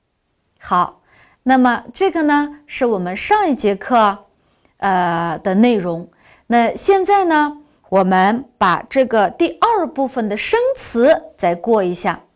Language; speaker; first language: Chinese; non-native, local second language; Uyghur